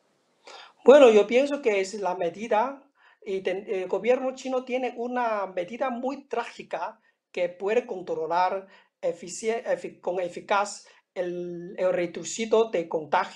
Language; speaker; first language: Spanish; non-native, fluent; Chinese